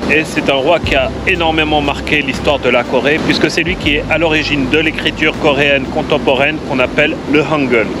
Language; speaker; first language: French; native; French